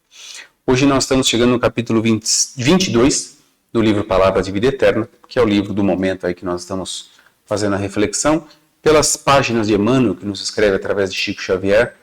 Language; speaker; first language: Portuguese; native; Portuguese